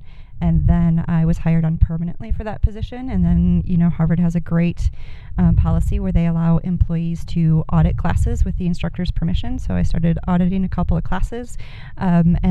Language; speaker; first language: English; native; English